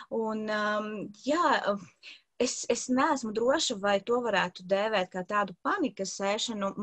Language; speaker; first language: Latvian; native; Latvian